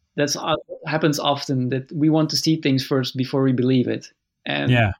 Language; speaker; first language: English; non-native, fluent; Dutch